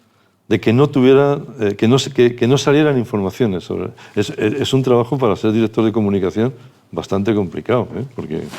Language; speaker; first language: Spanish; native; Spanish